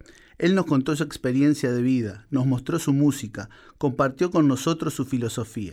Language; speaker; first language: Spanish; native; Spanish